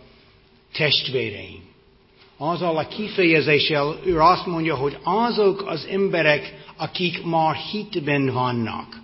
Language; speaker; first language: Hungarian; non-native, fluent; English